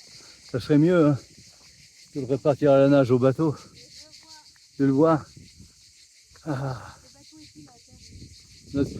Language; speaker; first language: French; native; French